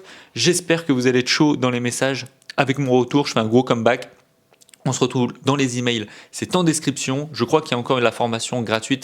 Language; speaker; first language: French; native; French